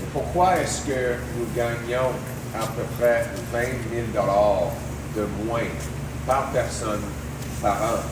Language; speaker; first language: French; non-native, local second language; English